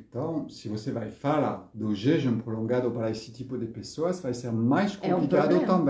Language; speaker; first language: Portuguese; non-native, fluent; French